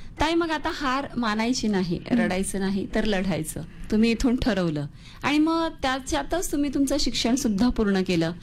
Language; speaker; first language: Marathi; native; Marathi